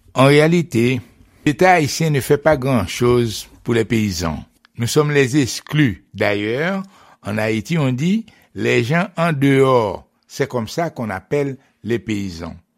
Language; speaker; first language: French; non-native, local second language; Haitian Creole